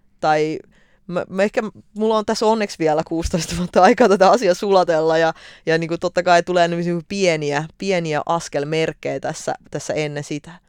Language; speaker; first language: Finnish; early bilingual, other home language; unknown